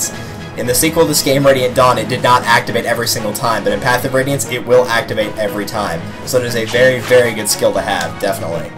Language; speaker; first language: English; native; English